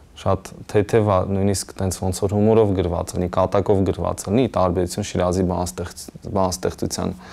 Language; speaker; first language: Armenian; native; Armenian